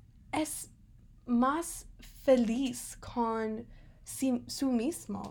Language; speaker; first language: Spanish; non-native, learner; English